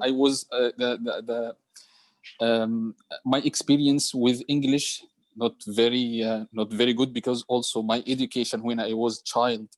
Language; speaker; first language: English; non-native, learner; Arabic